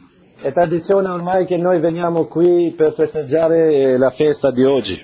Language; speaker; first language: Italian; non-native, fluent; Albanian